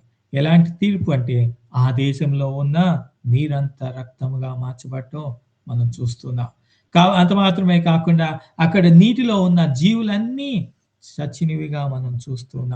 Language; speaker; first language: Telugu; native; Telugu